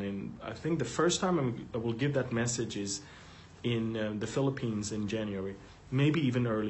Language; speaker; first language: English; non-native, fluent; Hebrew